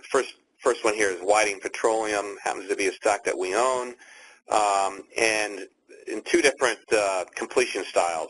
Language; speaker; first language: English; native; English